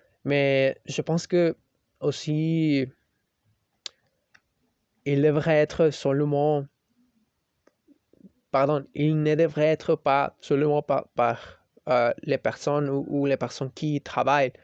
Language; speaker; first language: French; non-native, learner; Spanish